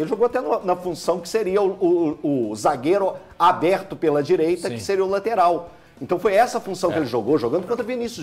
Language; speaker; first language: Portuguese; native; Portuguese